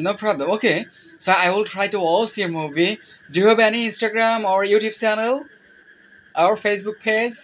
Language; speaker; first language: English; non-native, learner; Bangla